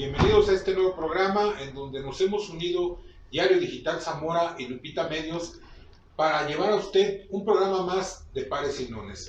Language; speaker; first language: Spanish; native; Spanish